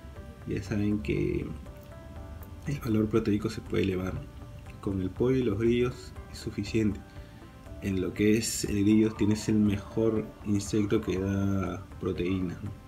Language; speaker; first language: Spanish; native; Spanish